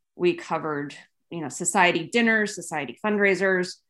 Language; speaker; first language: English; native; English